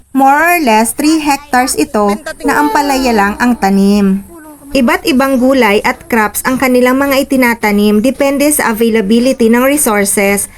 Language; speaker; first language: Filipino; non-native, local second language; Bikol